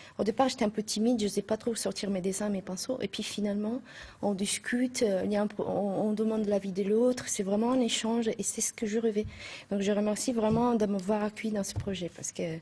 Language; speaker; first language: French; non-native, fluent; Italian